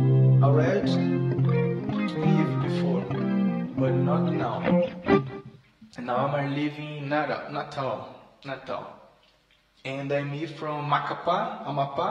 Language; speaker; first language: English; non-native, learner; Portuguese